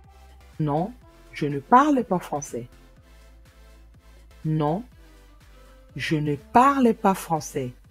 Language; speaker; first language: French; non-native, fluent; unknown